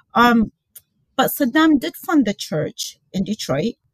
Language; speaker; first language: English; early bilingual, other home language; Arabic